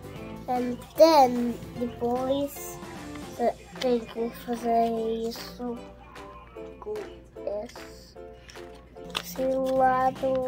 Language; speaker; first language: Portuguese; early bilingual, heritage; English